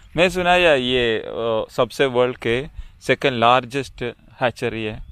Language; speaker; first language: Hindi; non-native, local second language; Malayalam